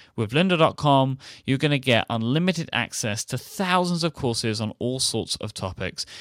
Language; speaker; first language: English; native; English